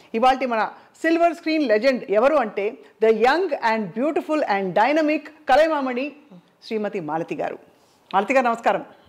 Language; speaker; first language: Telugu; native; Telugu